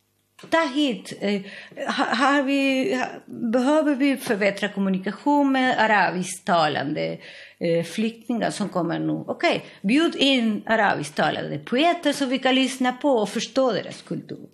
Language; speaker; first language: Swedish; non-native, fluent; Spanish